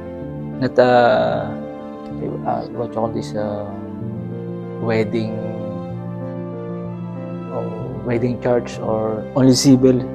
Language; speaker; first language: English; non-native, learner; Filipino